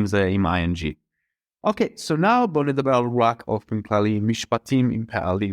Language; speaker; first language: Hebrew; non-native, fluent; English